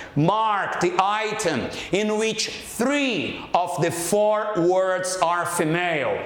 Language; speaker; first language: English; non-native, fluent; Portuguese